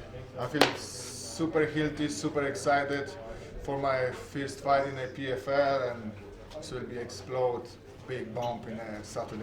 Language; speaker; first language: English; non-native, fluent; Polish